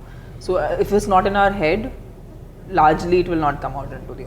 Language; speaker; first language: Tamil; non-native, fluent; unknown